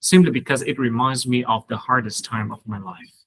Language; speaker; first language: English; non-native, fluent; Vietnamese